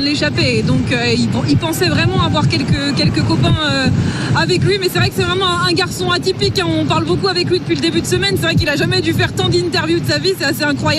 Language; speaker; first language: French; native; French